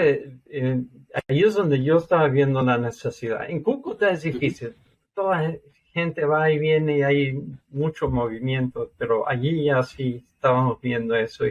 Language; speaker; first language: Spanish; non-native, fluent; English